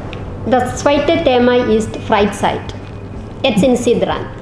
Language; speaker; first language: German; non-native, fluent; Malayalam